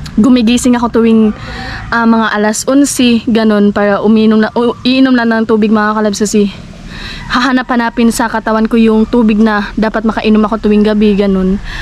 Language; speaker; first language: Filipino; non-native, local second language; Masbatenyo